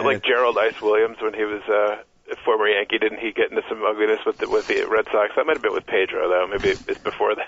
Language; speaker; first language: English; native; English